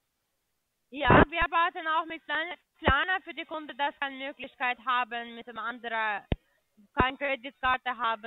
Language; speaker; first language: German; non-native, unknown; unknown